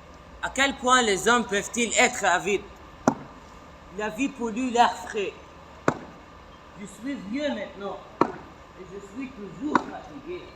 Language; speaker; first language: French; non-native, learner; Arabic